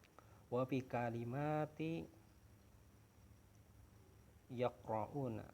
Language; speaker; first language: Arabic; non-native, learner; Indonesian